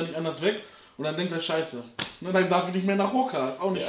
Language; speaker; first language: German; native; German